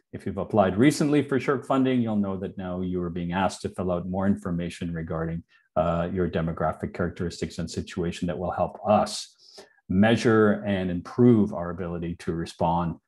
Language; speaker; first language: English; native; English